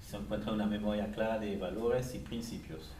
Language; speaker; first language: Spanish; native; Spanish